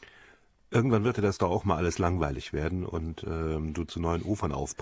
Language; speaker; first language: German; native; German